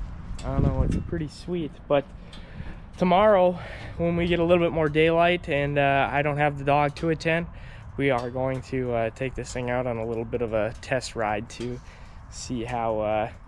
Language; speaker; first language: English; native; English